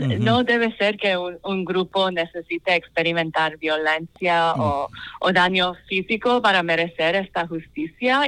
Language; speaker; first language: Spanish; non-native, fluent; English